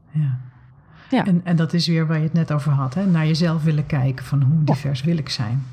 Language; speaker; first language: Dutch; native; Dutch